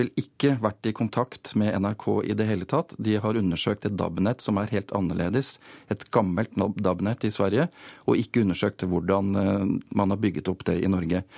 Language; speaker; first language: Norwegian; native; Norwegian